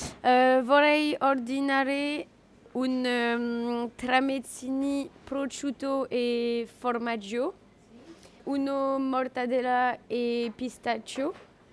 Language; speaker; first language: Italian; non-native, learner; French